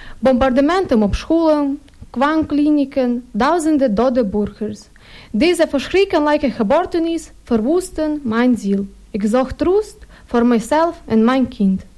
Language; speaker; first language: Dutch; non-native, learner; Ukrainian